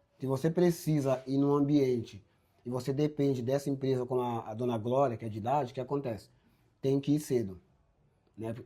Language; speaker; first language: Portuguese; native; Portuguese